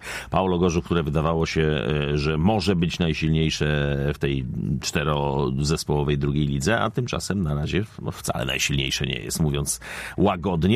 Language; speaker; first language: Polish; native; Polish